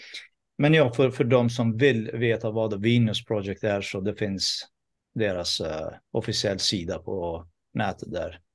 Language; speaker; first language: Swedish; non-native, fluent; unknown